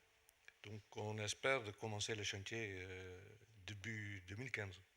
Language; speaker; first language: French; non-native, fluent; Dutch